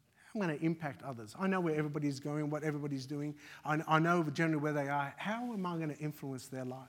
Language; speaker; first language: English; early bilingual, other home language; Arabic